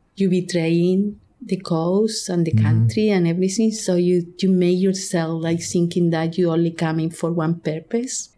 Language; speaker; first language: English; non-native, fluent; Spanish